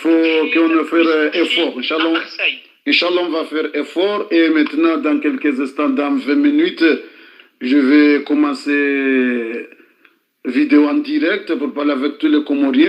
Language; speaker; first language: French; non-native, local second language; Comorian